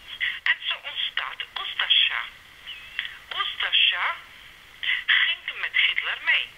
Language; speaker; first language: Dutch; non-native, learner; Serbian